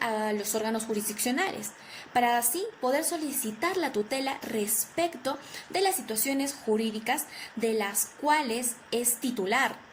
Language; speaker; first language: Spanish; native; Spanish